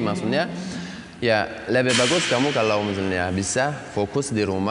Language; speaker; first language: Indonesian; non-native, learner; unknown